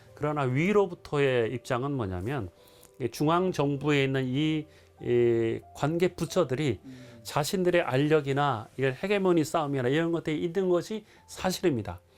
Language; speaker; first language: Korean; native; Korean